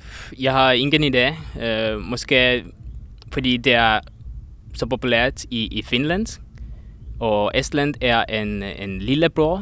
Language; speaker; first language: Danish; non-native, learner; Estonian